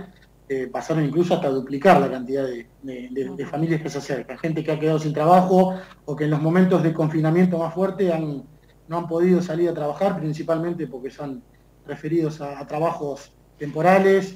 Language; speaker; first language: Spanish; native; Spanish